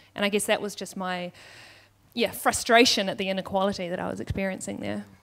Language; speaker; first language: English; native; English